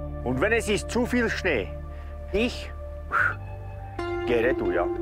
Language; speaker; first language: German; non-native, learner; French